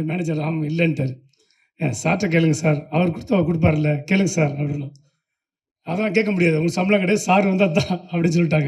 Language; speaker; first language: Tamil; native; Tamil